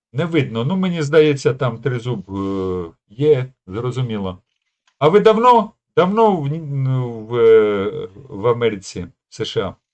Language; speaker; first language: Ukrainian; native; Ukrainian